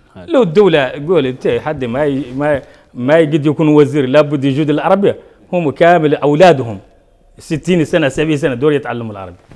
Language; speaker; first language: Arabic; non-native, local second language; Soninke